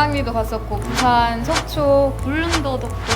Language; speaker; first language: Korean; non-native, fluent; Bangla